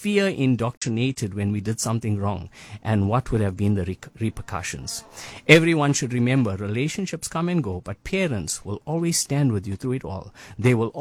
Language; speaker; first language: English; native; English